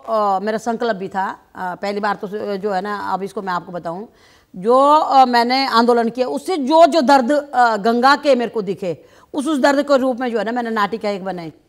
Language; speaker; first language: Hindi; native; Hindi